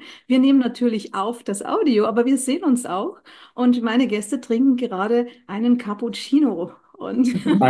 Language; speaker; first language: German; native; German